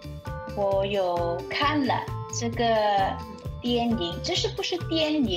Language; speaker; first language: Chinese; non-native, learner; English